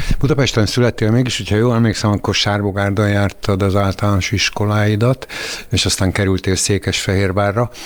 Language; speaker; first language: Hungarian; native; Hungarian